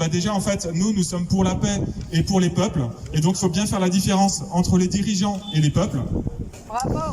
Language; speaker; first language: French; native; French